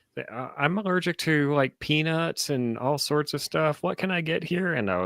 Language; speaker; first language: English; native; English